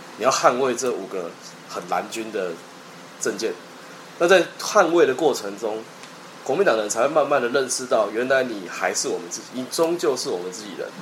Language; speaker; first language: Chinese; native; Chinese